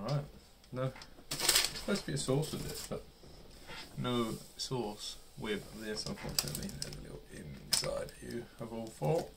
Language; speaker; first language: English; native; English